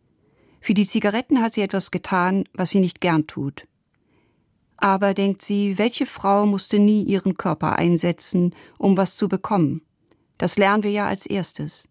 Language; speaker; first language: German; native; German